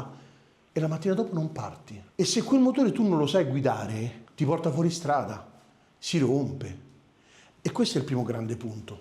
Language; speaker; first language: Italian; native; Italian